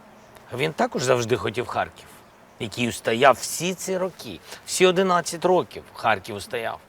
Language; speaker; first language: Ukrainian; non-native, local second language; Russian